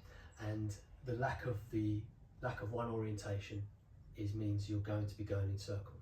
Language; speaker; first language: English; native; English